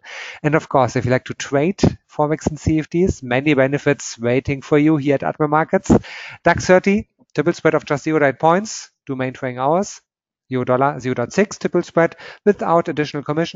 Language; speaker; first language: English; non-native, fluent; German